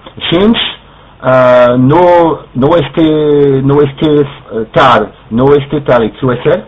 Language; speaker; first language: Romanian; non-native, learner; French